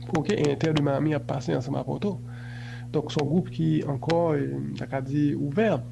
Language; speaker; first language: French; non-native, local second language; Haitian Creole